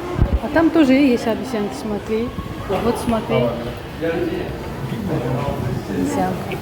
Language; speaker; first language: Russian; non-native, fluent; Azerbaijani